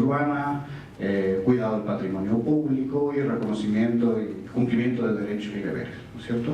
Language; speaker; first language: Spanish; native; Spanish